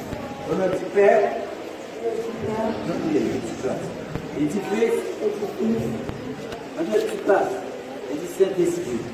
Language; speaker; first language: French; non-native, local second language; Haitian Creole